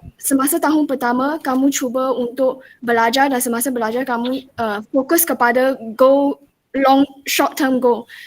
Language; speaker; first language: Malay; non-native, local second language; Chinese